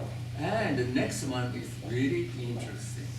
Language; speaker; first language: English; non-native, fluent; Japanese